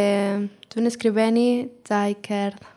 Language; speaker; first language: Welsh; non-native, learner; Spanish